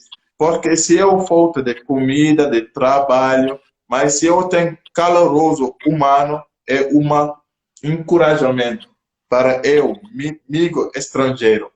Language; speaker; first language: Portuguese; non-native, local second language; French